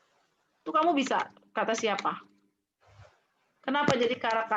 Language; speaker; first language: Indonesian; native; Indonesian